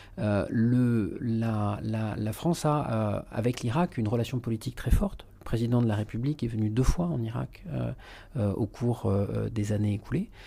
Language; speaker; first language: French; native; French